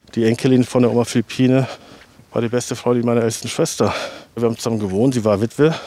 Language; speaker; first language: German; native; German